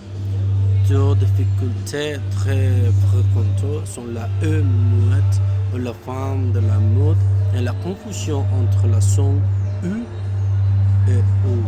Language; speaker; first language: French; non-native, learner; Spanish